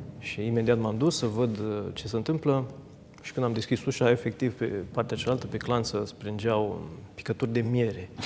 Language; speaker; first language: Romanian; native; Romanian